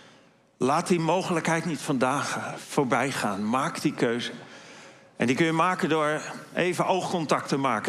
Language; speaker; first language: Dutch; native; Dutch